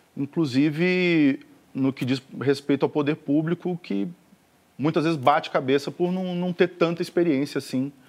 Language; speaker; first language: Portuguese; native; Portuguese